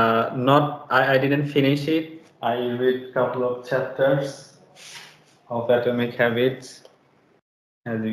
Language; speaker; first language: English; non-native, learner; Bangla